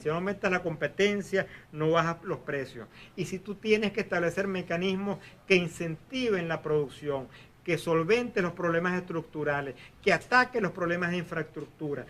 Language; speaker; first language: Spanish; native; Spanish